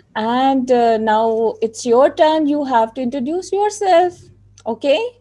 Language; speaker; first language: English; non-native, local second language; Urdu